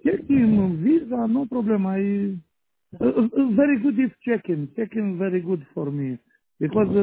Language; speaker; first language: English; non-native, learner; Romanian